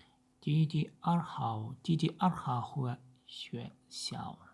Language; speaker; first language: Chinese; non-native, learner; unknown